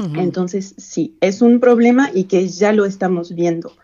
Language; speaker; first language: Spanish; non-native, fluent; French